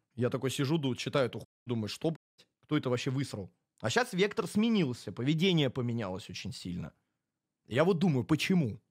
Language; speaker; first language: Russian; native; Russian